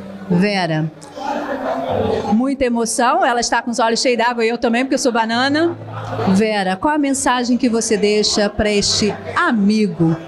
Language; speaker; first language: Portuguese; native; Portuguese